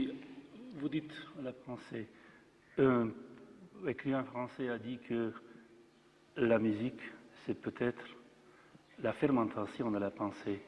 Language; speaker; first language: French; non-native, fluent; Macedonian